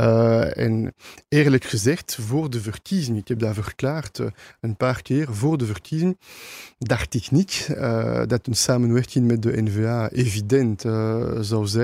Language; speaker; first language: Dutch; non-native, local second language; French